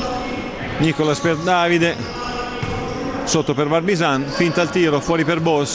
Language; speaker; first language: Italian; native; Italian